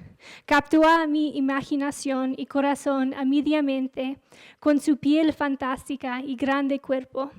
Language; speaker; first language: Spanish; non-native, fluent; English